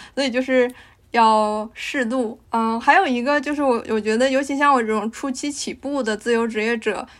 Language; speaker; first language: Chinese; native; Chinese